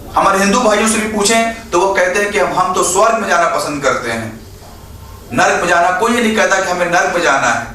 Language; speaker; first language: Urdu; native; Urdu